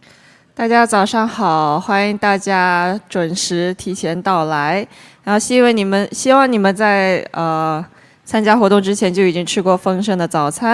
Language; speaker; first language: Chinese; native; Chinese